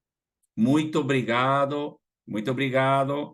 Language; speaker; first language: Portuguese; non-native, fluent; Spanish